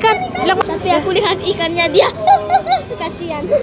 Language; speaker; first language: Indonesian; early bilingual, heritage; Indonesian